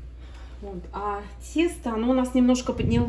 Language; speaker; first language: Russian; native; Russian